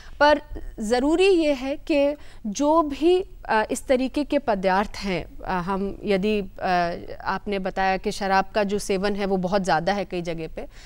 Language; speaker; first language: Hindi; native; Hindi